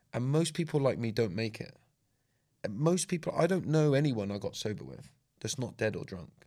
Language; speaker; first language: English; native; English